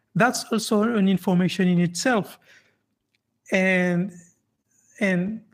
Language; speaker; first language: English; non-native, fluent; French